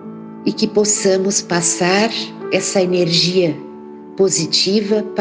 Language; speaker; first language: Portuguese; native; Portuguese